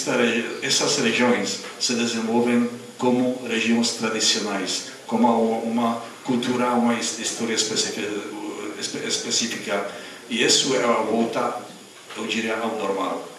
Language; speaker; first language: Portuguese; non-native, fluent; Czech